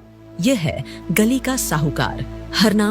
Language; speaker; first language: Hindi; native; Hindi